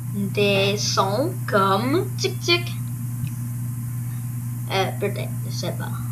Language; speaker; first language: French; early bilingual, other home language; Korean